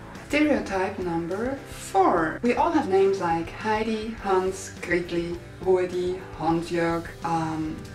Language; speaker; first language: English; non-native, fluent; Swiss German